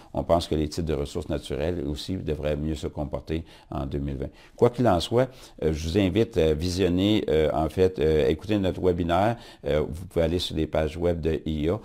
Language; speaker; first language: French; native; French